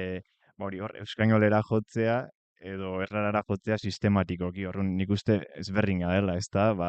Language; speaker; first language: Basque; native; Basque